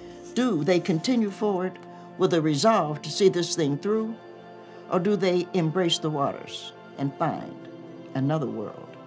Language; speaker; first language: English; native; English